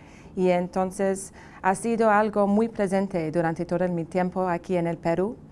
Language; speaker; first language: Spanish; non-native, fluent; English